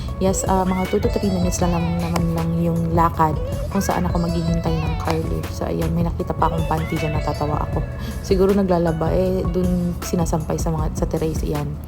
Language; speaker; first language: Filipino; non-native, local second language; Hiligaynon